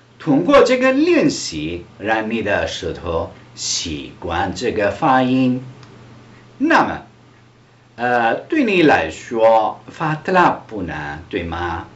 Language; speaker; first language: Chinese; non-native, fluent; Italian